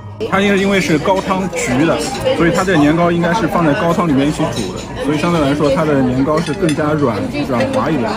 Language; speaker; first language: Chinese; native; Chinese